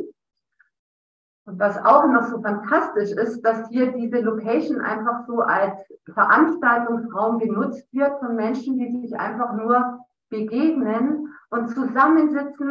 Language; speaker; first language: German; native; German